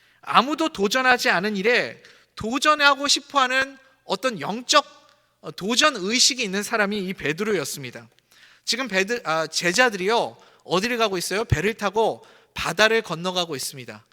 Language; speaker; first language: Korean; native; Korean